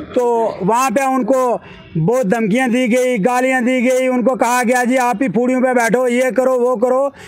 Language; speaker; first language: Hindi; native; Hindi